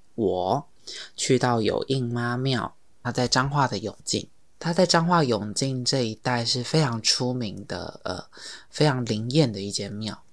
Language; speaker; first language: Chinese; native; Chinese